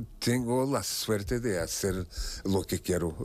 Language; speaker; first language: Spanish; non-native, fluent; Portuguese